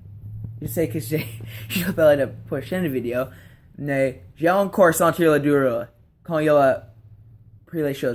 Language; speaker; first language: French; non-native, learner; English